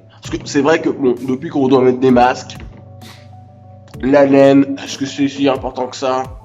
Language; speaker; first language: French; native; French